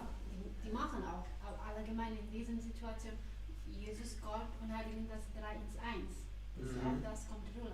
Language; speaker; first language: German; non-native, fluent; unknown